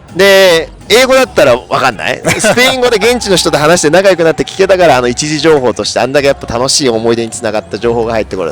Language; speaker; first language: Japanese; native; Japanese